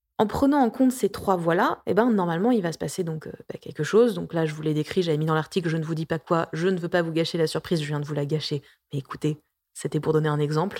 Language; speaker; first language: French; native; French